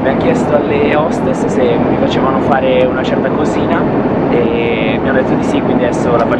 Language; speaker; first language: Italian; native; Italian